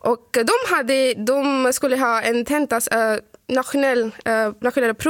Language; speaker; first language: Swedish; non-native, fluent; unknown